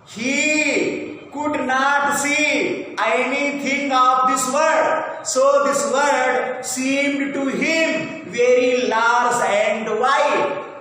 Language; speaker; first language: English; non-native, local second language; Hindi